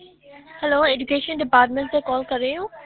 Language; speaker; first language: Urdu; native; Urdu